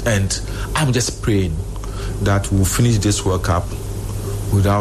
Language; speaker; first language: English; non-native, local second language; Ga